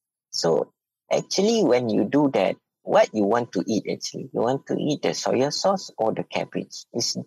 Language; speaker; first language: English; non-native, local second language; Malay